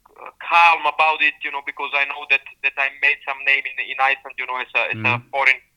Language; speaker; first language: English; non-native, fluent; Serbian